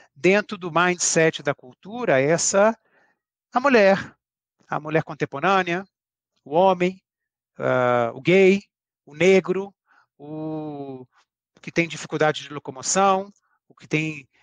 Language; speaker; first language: Portuguese; native; Portuguese